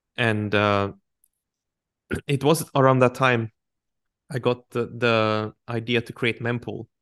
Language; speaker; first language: English; non-native, fluent; Swedish